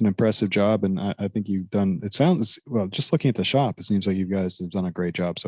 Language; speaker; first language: English; native; English